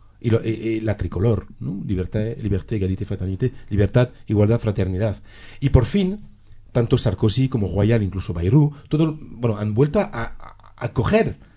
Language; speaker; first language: Spanish; non-native, fluent; French